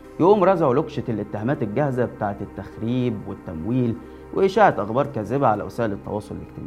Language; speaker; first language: Arabic; native; Arabic